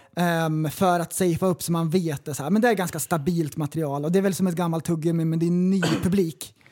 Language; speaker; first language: Swedish; native; Swedish